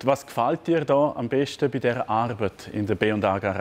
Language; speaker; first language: German; native; German